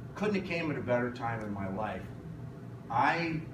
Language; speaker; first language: English; native; English